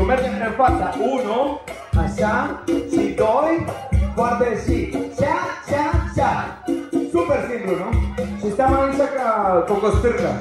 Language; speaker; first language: Romanian; non-native, fluent; Spanish